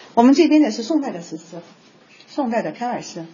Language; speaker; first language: Chinese; native; Chinese